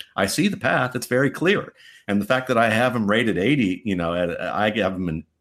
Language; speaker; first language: English; native; English